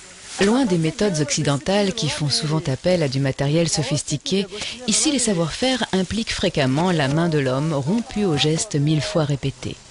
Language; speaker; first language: French; native; French